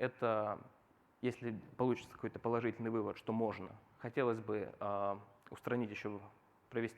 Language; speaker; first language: Russian; native; Russian